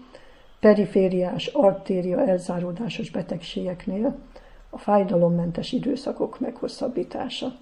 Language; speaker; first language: Hungarian; native; Hungarian